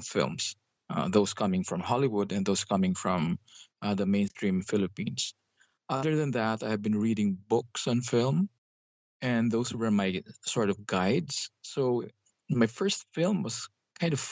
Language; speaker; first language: English; non-native, local second language; Hiligaynon